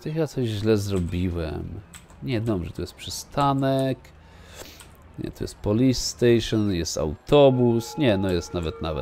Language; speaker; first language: Polish; native; Polish